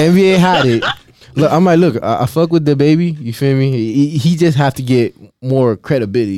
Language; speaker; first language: English; native; English